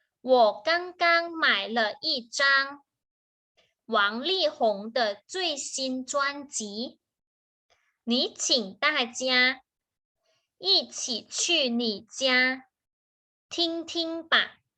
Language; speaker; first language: Chinese; non-native, fluent; Thai